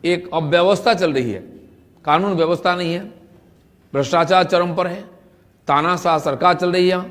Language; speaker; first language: Hindi; non-native, local second language; Bangla